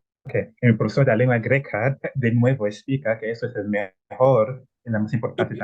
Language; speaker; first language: Spanish; non-native, learner; Italian